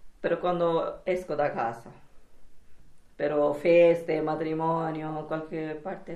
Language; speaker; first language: Italian; non-native, learner; Urdu